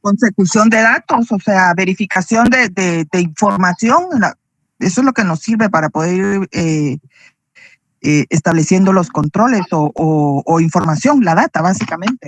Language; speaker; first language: Spanish; native; Spanish